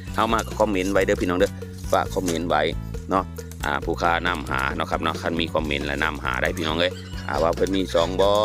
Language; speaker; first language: Thai; non-native, local second language; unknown